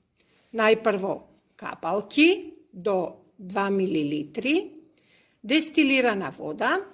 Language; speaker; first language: Macedonian; native; Macedonian